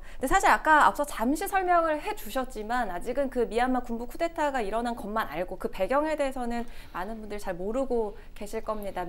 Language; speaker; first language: Korean; native; Korean